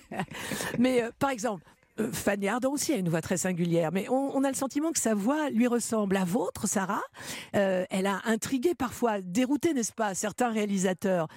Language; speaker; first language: French; native; French